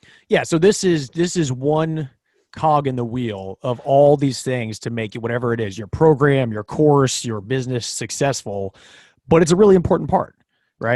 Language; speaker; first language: English; native; English